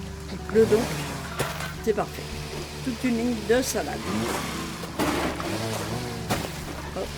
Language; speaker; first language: French; native; French